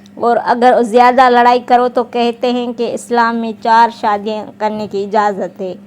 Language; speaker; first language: Urdu; non-native, local second language; Sindhi